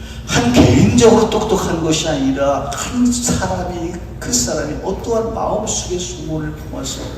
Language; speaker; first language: Korean; native; Korean